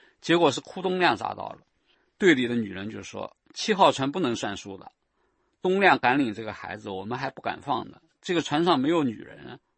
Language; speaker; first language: Chinese; native; Chinese